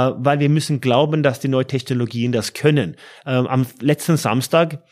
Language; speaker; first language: German; non-native, fluent; Norwegian